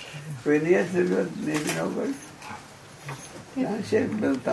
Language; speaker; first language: Russian; non-native, learner; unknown